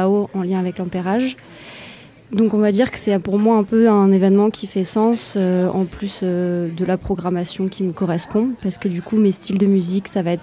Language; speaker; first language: French; native; French